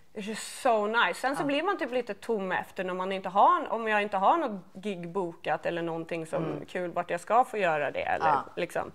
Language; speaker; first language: Swedish; non-native, fluent; English